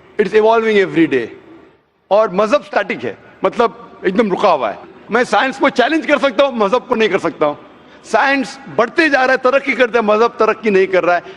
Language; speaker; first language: Hindi; non-native, local second language; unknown